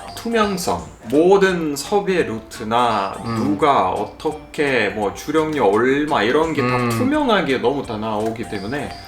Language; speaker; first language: Korean; non-native, fluent; Russian